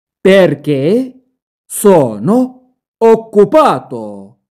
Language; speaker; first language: Italian; non-native, fluent; Arabic